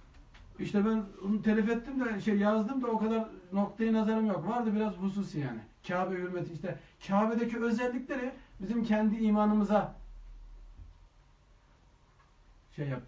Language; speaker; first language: Turkish; native; Turkish